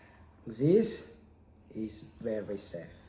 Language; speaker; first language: English; non-native, learner; Amharic